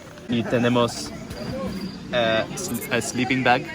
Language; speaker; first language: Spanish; non-native, learner; English